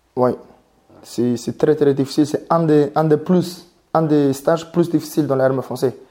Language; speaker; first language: French; non-native, learner; Mongolian